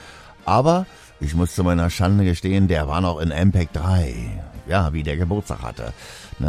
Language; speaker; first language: German; native; German